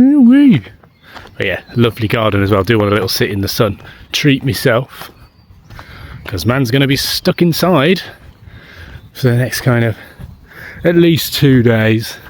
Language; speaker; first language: English; native; English